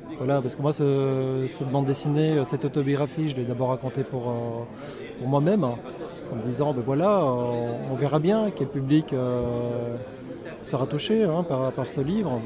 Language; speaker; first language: French; early bilingual, other home language; Korean